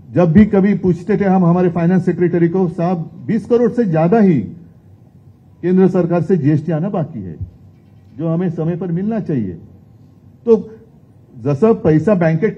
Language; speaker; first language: Hindi; non-native, local second language; Marathi